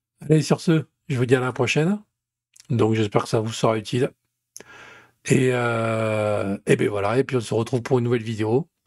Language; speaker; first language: French; native; French